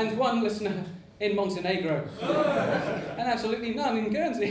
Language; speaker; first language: English; native; English